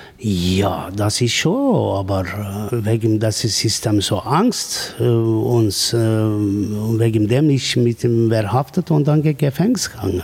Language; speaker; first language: German; non-native, learner; Kurdish